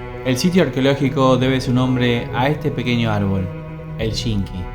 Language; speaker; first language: Spanish; native; Spanish